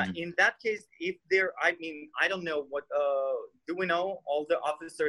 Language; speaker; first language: English; non-native, fluent; Russian